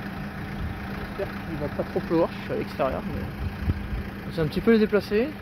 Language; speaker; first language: French; native; French